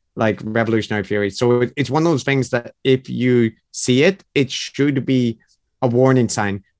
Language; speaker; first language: English; native; English